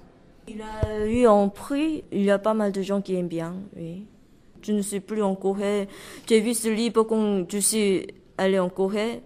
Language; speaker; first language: French; non-native, learner; Korean